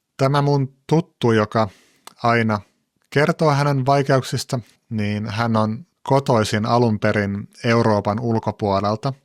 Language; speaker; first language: Finnish; native; Finnish